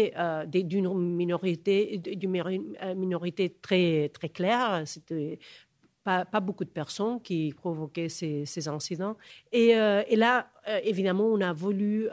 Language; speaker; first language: French; non-native, fluent; Catalan